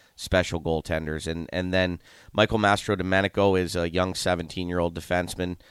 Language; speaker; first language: English; native; English